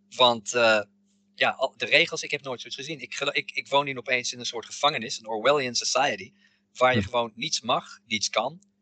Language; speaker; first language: Dutch; non-native, fluent; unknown